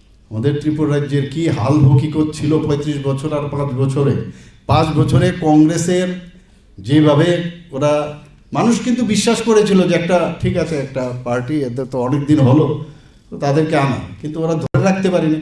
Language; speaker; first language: Bangla; native; Bangla